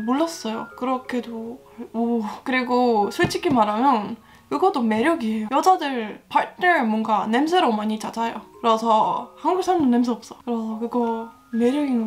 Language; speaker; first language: Korean; non-native, fluent; Estonian